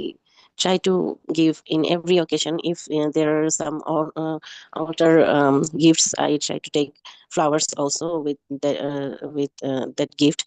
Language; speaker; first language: English; non-native, learner; Bangla